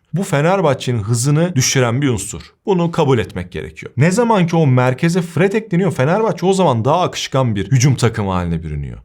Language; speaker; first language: Turkish; native; Turkish